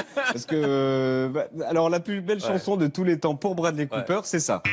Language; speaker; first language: French; native; French